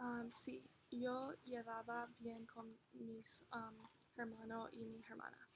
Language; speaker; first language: Spanish; non-native, learner; English